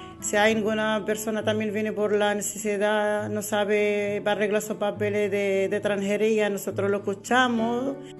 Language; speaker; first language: Spanish; non-native, learner; Arabic